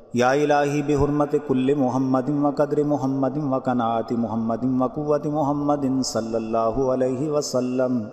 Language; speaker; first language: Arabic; non-native, learner; Urdu